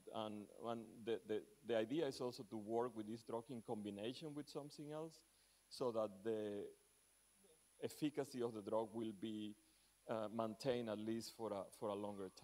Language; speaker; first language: English; non-native, fluent; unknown